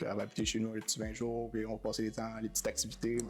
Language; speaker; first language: French; native; French